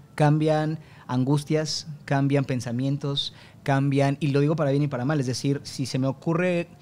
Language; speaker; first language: Spanish; native; Spanish